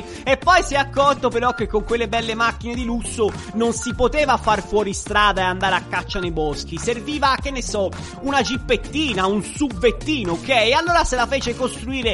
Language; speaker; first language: Italian; native; Italian